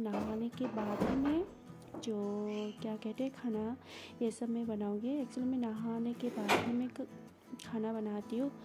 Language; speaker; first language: Hindi; non-native, local second language; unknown